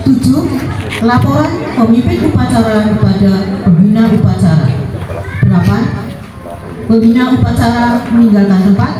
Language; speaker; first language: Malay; non-native, local second language; Javanese